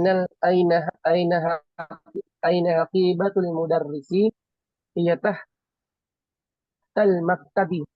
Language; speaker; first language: Arabic; non-native, learner; Indonesian